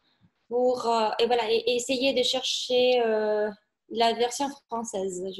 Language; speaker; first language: French; non-native, fluent; Spanish